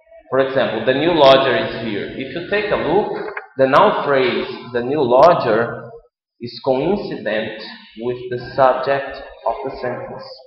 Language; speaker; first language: English; non-native, fluent; Portuguese